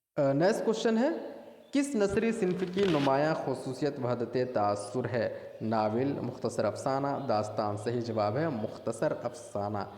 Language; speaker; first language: Urdu; native; Urdu